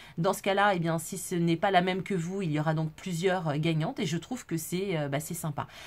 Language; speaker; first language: French; native; French